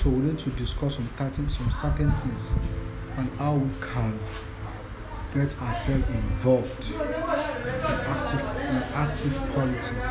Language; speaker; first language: English; non-native, local second language; Yoruba